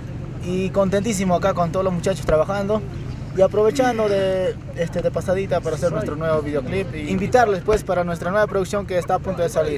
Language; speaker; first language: Spanish; native; Spanish